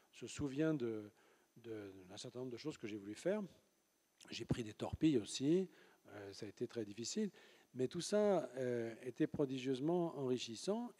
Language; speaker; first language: French; native; French